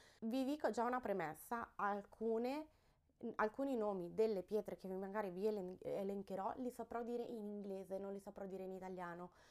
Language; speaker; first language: Italian; early bilingual, heritage; Italian